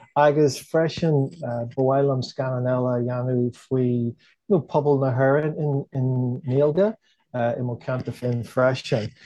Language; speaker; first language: Irish; non-native, local second language; English